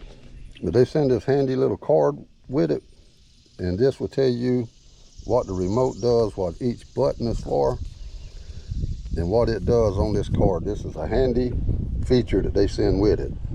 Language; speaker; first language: English; native; English